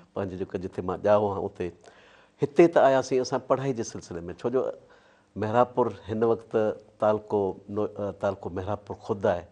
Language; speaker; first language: Sindhi; native; Sindhi